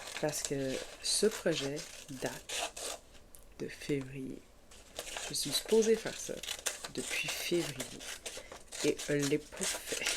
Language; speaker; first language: French; native; French